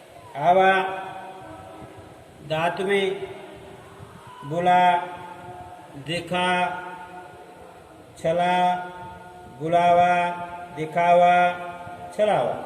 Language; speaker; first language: Hindi; native; Hindi